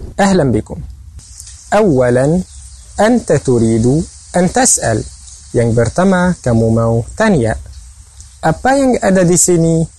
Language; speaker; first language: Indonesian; non-native, fluent; Arabic